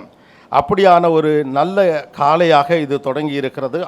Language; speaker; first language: Tamil; native; Tamil